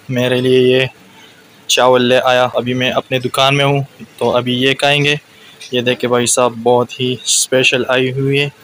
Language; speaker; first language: Urdu; non-native, local second language; Pashto